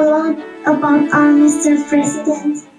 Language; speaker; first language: English; non-native, learner; Indonesian